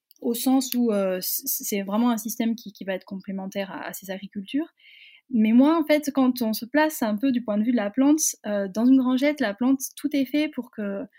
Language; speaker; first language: French; native; French